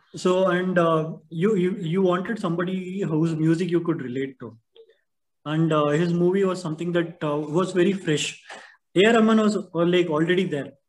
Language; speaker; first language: English; non-native, local second language; Tamil